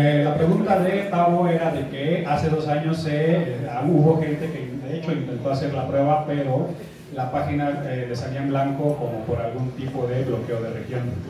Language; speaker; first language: Spanish; native; Spanish